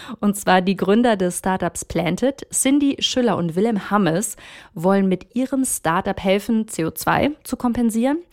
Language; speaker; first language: German; native; German